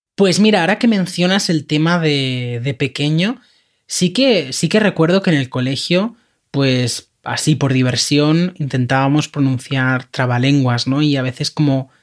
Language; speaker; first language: Spanish; native; Spanish